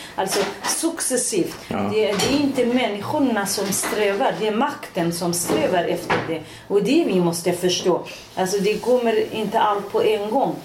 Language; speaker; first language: Swedish; non-native, fluent; Persian